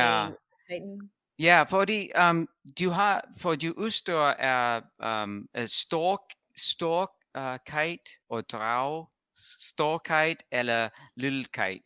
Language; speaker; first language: Danish; non-native, learner; English